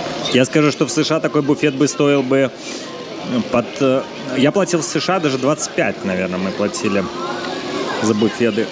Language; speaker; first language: Russian; native; Russian